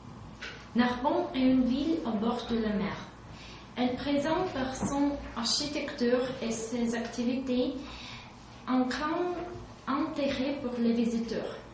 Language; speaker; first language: French; non-native, learner; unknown